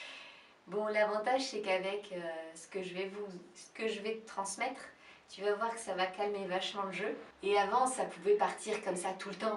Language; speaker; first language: French; native; French